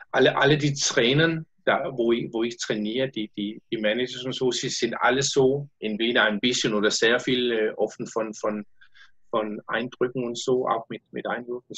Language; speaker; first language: German; non-native, learner; Danish